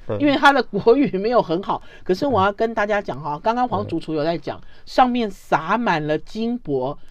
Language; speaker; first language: Chinese; native; Chinese